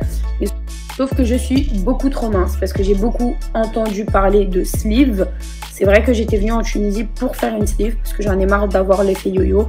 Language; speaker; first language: French; native; French